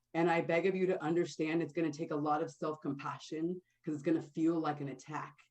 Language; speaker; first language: English; native; English